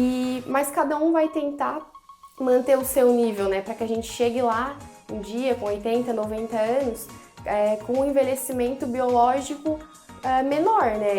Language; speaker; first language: Portuguese; native; Portuguese